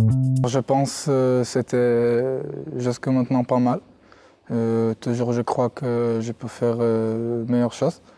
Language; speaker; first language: French; non-native, learner; Hebrew